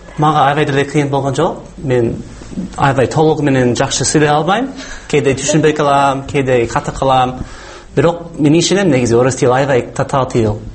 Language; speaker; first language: Kyrgyz; non-native, fluent; English